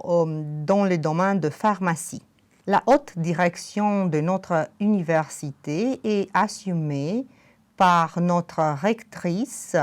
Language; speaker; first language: French; non-native, fluent; Romanian